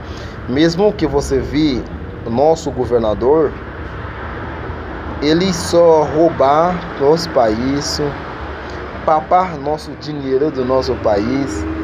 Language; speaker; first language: Portuguese; non-native, learner; Haitian Creole